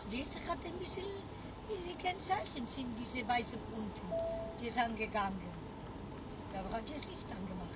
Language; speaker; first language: German; non-native, fluent; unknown